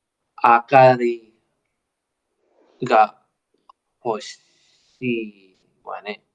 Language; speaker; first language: Japanese; non-native, learner; English